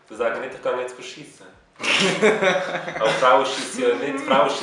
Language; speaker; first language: German; native; German